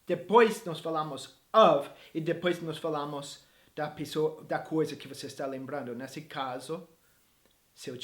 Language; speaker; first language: Portuguese; non-native, fluent; English